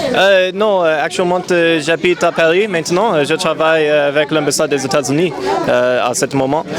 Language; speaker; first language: French; non-native, learner; English